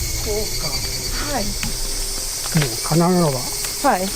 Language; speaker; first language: Japanese; non-native, learner; Polish